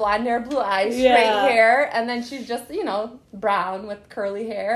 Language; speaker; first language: English; early bilingual, other home language; Arabic